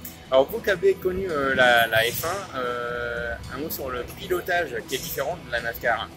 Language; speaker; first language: French; native; French